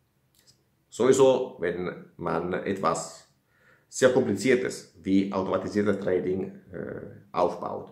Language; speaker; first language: German; non-native, fluent; Italian